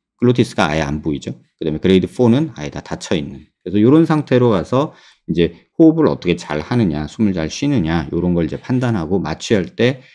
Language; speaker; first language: Korean; native; Korean